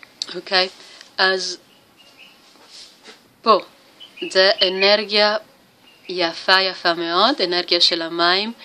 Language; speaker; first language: Hebrew; non-native, learner; Italian